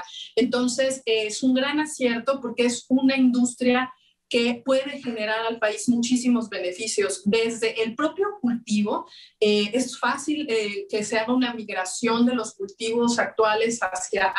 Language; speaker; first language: Spanish; native; Spanish